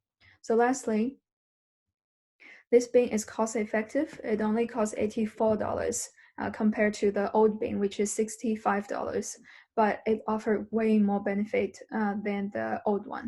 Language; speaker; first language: English; non-native, learner; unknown